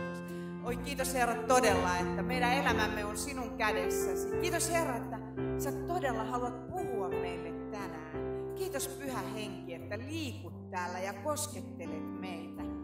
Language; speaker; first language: Finnish; native; Finnish